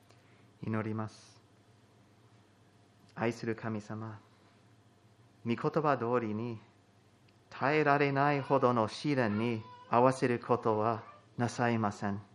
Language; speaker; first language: Japanese; non-native, fluent; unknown